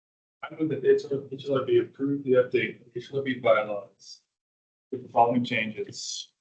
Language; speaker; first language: English; native; English